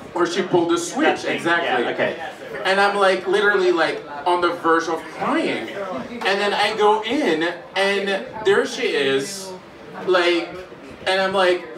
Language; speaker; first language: English; non-native, fluent; French